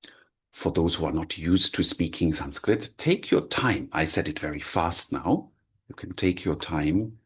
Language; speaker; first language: English; non-native, fluent; German